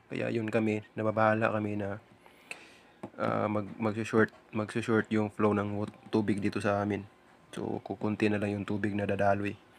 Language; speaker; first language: Filipino; non-native, local second language; Cebuano